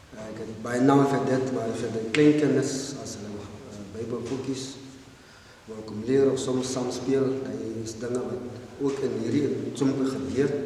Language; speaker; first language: Afrikaans; non-native, local second language; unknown